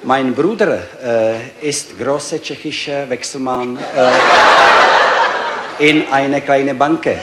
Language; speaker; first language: German; non-native, learner; Czech